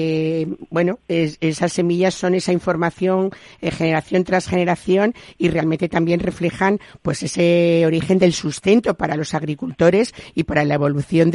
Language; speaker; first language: Spanish; native; Spanish